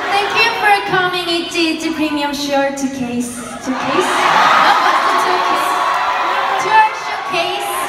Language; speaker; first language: English; non-native, learner; Korean